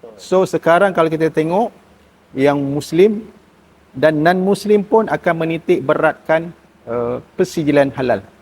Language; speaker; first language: Malay; native; Malay